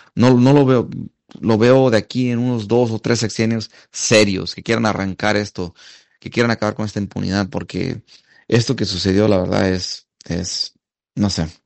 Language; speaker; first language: Spanish; native; Spanish